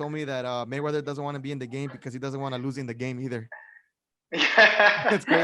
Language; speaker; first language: English; native; English